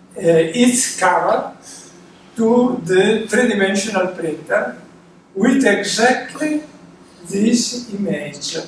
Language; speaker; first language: English; non-native, fluent; Italian